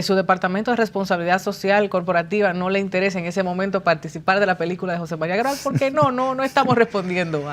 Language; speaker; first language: Spanish; native; Spanish